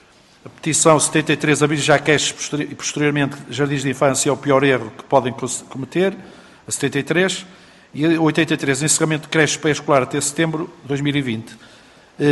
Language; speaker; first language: Portuguese; native; Portuguese